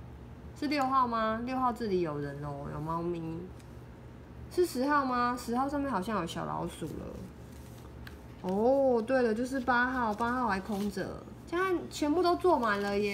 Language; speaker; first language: Chinese; native; Chinese